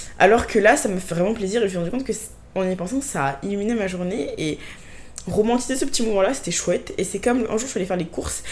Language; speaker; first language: French; native; French